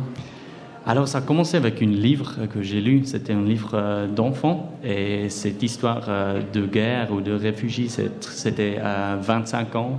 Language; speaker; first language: French; non-native, fluent; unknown